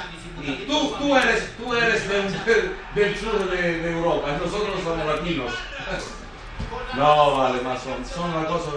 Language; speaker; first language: Spanish; non-native, learner; Italian